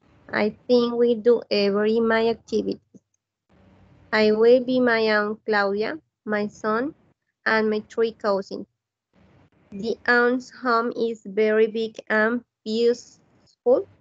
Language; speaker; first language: English; non-native, learner; Spanish